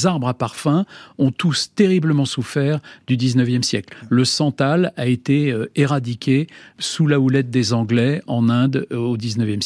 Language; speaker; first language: French; native; French